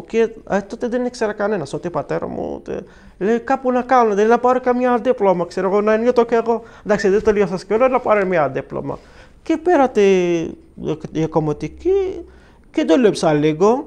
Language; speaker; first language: Greek; non-native, learner; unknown